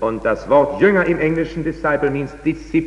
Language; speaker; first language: German; native; German